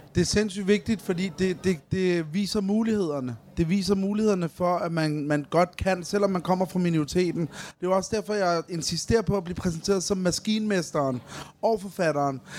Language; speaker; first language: Danish; early bilingual, other home language; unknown